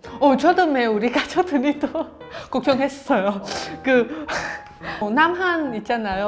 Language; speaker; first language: Korean; non-native, learner; Vietnamese